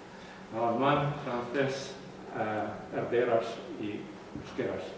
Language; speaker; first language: Spanish; non-native, learner; Western Frisian